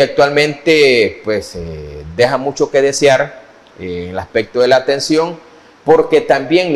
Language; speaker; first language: Spanish; native; Spanish